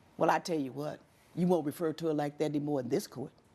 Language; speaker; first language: English; native; English